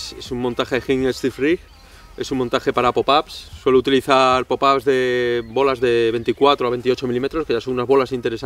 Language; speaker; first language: Spanish; native; Spanish